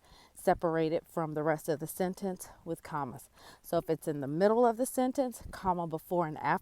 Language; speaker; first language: English; native; English